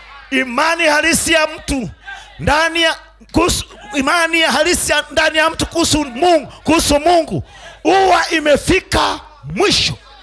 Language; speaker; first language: Swahili; native; Swahili